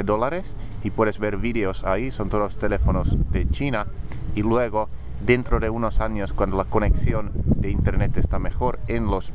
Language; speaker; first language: Spanish; non-native, fluent; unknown